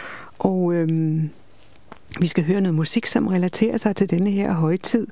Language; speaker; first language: Danish; native; Danish